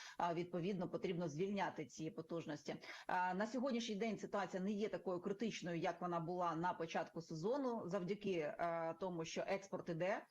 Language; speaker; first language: Ukrainian; native; Ukrainian